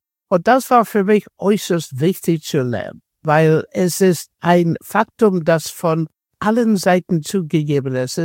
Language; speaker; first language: German; non-native, fluent; English